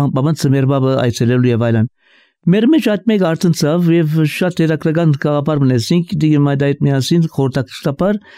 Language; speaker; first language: Armenian; early bilingual, heritage; Armenian